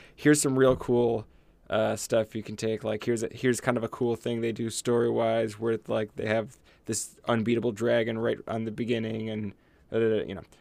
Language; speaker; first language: English; native; English